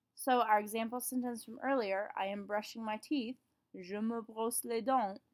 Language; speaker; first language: English; native; English